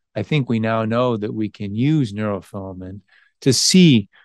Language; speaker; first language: English; native; English